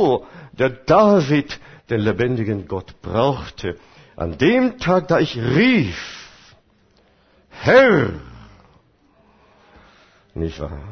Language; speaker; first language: German; non-native, fluent; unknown